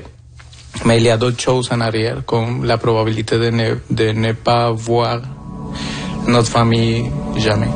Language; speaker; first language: French; non-native, fluent; Spanish